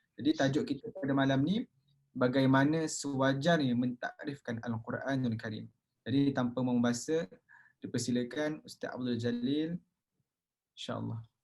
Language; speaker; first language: Malay; native; Malay